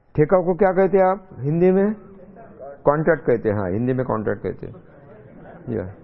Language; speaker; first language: Hindi; non-native, local second language; Marathi